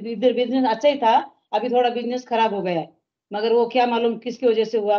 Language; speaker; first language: Hindi; native; Hindi